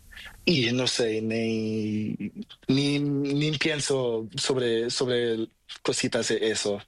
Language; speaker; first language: Spanish; non-native, learner; Portuguese